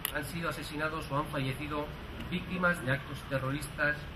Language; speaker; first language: Spanish; native; Spanish